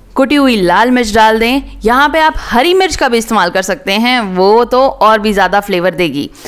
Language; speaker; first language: Hindi; native; Hindi